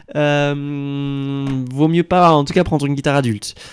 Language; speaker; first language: French; native; French